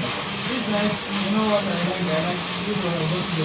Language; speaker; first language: English; non-native, learner; Romanian